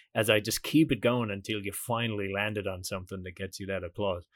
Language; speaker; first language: English; native; English